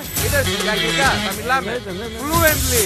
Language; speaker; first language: Greek; native; Greek